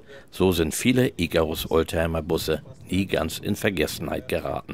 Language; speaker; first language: German; native; German